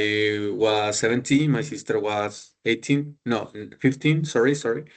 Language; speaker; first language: English; non-native, learner; Spanish